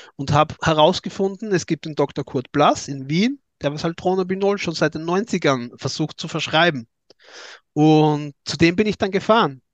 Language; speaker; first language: German; native; German